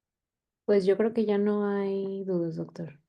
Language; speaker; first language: Spanish; native; Spanish